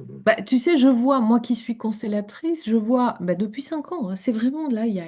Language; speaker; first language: French; native; French